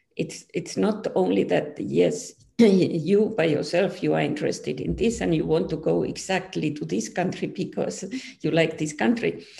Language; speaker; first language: English; non-native, fluent; Finnish